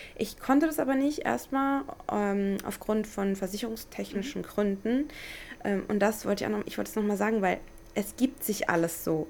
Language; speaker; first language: German; native; German